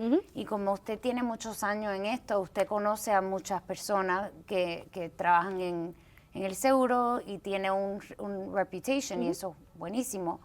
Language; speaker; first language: Spanish; early bilingual, heritage; Spanish